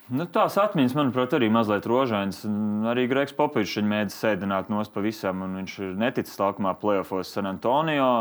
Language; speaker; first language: Latvian; native; Latvian